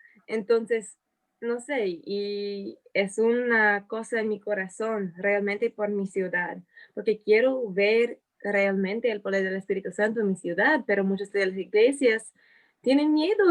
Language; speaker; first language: Spanish; non-native, fluent; English